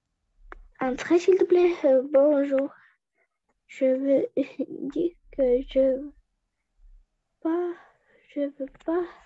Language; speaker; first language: French; non-native, learner; Russian